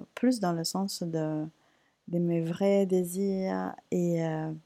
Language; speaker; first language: French; non-native, fluent; Spanish